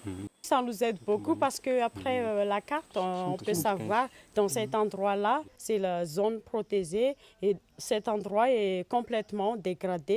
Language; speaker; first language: French; non-native, local second language; Malagasy